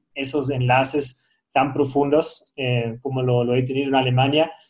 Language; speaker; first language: Spanish; non-native, fluent; German